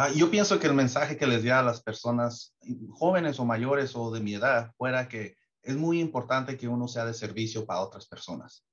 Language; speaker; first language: Spanish; early bilingual, heritage; Spanish